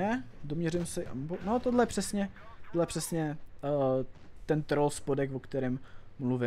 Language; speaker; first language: Czech; native; Czech